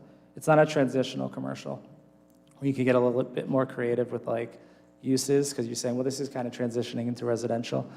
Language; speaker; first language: English; native; English